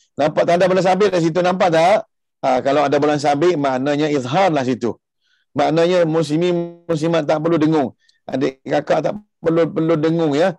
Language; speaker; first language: Malay; early bilingual, heritage; Malay